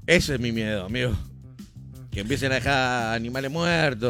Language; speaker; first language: Spanish; native; Spanish